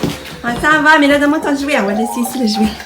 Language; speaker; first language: French; native; French